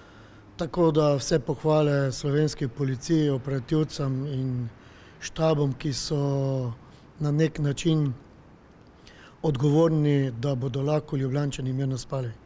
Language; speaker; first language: Slovenian; native; Slovenian